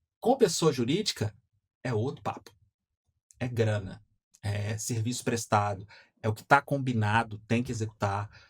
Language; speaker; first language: Portuguese; native; Portuguese